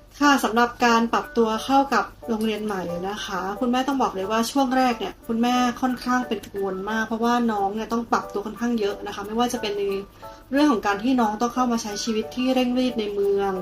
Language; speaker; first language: Thai; native; Thai